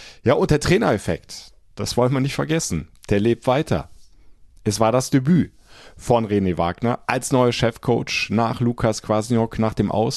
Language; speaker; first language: German; native; German